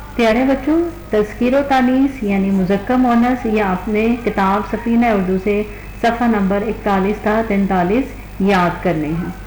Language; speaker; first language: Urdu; native; Urdu